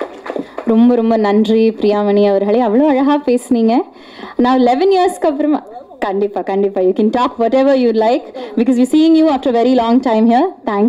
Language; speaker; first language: Tamil; native; Tamil